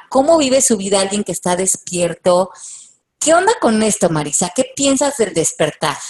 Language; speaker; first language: Spanish; native; Spanish